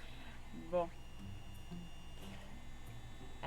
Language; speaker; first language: French; native; French